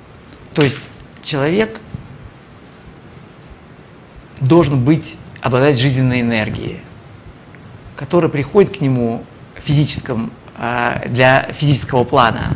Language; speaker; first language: Russian; native; Russian